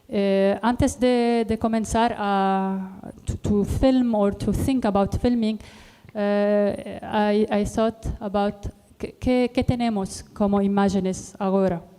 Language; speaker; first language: Spanish; non-native, learner; Arabic